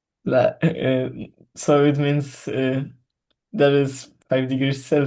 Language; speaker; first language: English; non-native, learner; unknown